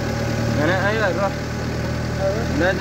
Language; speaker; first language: Arabic; non-native, learner; Filipino